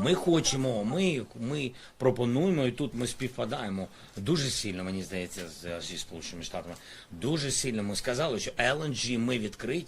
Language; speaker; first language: Ukrainian; non-native, local second language; Russian